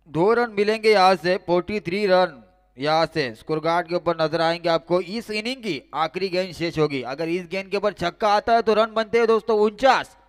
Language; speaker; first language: Hindi; non-native, local second language; Marathi